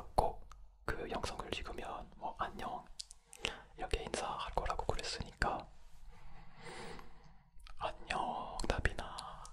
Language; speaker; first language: Korean; non-native, fluent; French